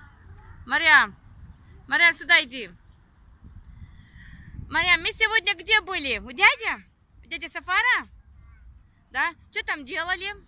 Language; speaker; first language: Russian; non-native, local second language; Tajik